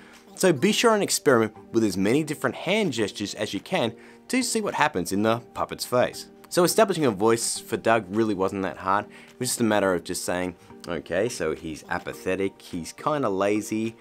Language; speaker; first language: English; native; English